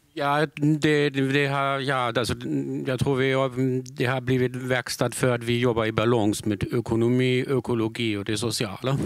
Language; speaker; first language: Swedish; non-native, fluent; German